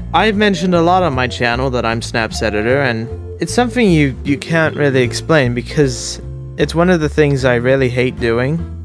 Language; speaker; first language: English; native; English